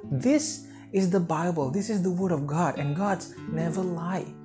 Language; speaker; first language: English; non-native, fluent; Indonesian